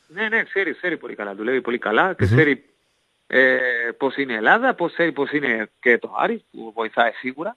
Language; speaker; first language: Greek; non-native, fluent; Spanish